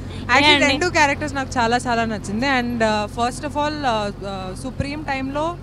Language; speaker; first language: Telugu; non-native, fluent; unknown